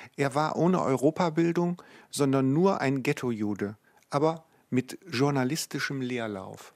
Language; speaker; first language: German; native; German